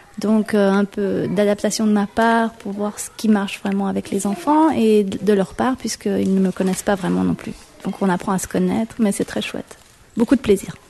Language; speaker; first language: French; native; French